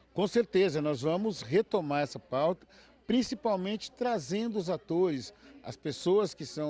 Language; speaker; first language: Portuguese; native; Portuguese